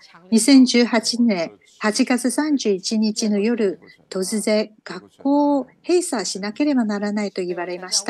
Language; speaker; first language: Japanese; non-native, fluent; Chinese